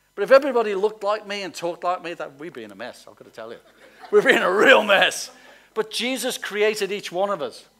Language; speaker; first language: English; native; English